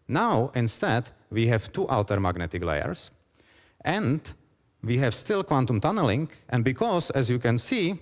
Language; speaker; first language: English; non-native, fluent; Czech